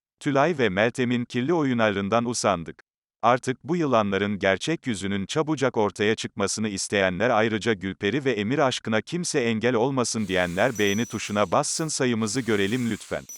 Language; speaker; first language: Turkish; native; Turkish